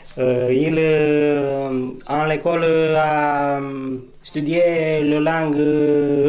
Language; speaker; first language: French; non-native, learner; Romanian